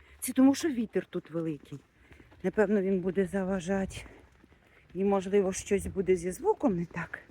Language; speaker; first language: Ukrainian; non-native, local second language; Russian